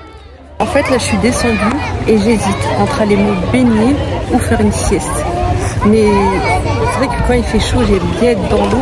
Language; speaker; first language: French; early bilingual, other home language; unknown